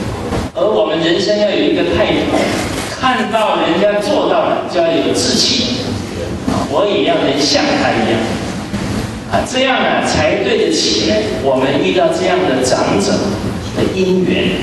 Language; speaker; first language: Chinese; native; Chinese